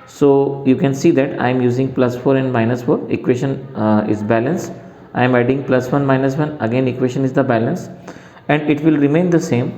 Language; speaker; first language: English; non-native, local second language; Hindi